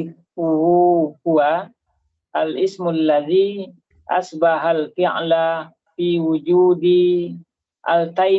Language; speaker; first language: Arabic; non-native, learner; Indonesian